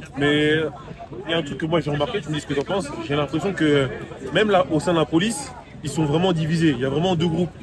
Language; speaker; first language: French; native; French